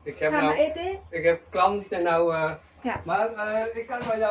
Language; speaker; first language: Dutch; non-native, learner; Lao